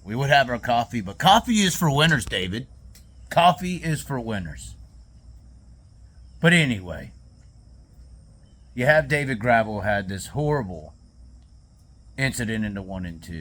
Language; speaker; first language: English; native; English